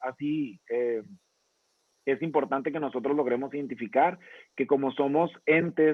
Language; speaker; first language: Spanish; native; Spanish